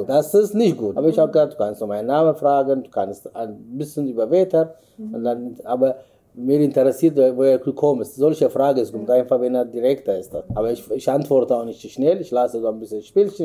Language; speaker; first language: German; non-native, learner; Amharic